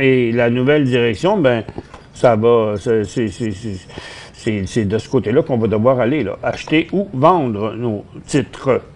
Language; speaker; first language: French; native; French